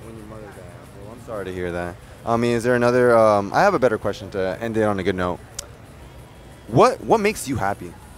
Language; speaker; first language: English; early bilingual, other home language; Spanish